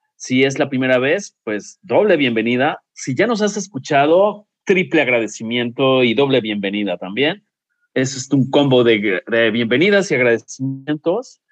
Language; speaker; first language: Spanish; native; Spanish